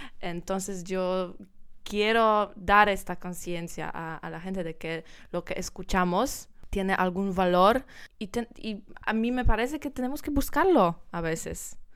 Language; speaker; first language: Spanish; non-native, learner; Polish